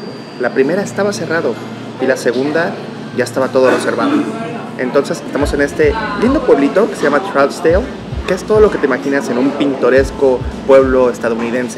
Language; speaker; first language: Spanish; native; Spanish